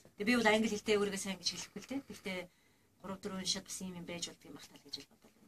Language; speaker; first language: Mongolian; non-native, local second language; Kazakh